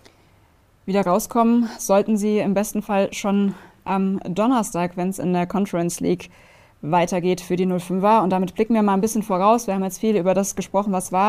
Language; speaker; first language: German; native; German